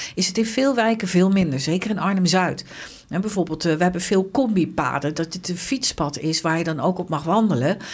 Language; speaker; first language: Dutch; native; Dutch